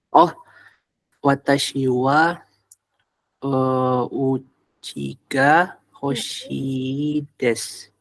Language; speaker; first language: Japanese; non-native, learner; Indonesian